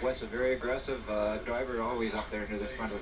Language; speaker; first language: English; native; English